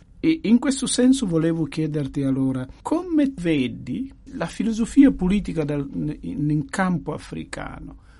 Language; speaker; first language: Italian; non-native, fluent; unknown